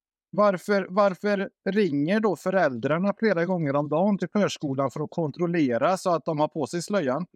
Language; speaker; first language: Swedish; native; Swedish